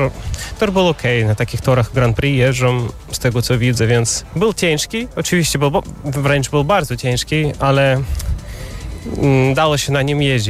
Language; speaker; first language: Polish; non-native, fluent; Russian